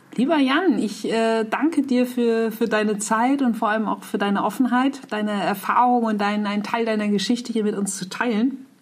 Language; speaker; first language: German; native; German